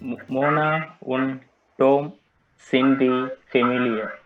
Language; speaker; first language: German; non-native, learner; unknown